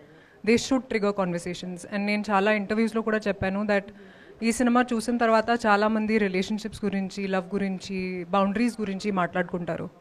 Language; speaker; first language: Telugu; non-native, fluent; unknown